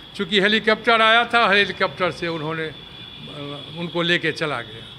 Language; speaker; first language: Hindi; native; Hindi